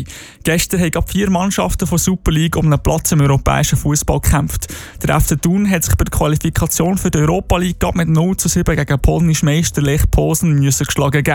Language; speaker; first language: German; native; German